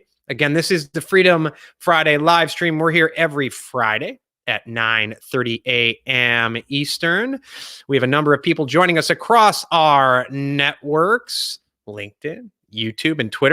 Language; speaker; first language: English; native; English